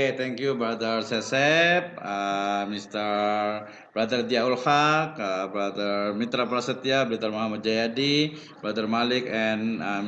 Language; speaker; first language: English; non-native, learner; Indonesian